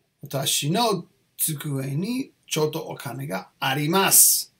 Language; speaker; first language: Japanese; non-native, learner; English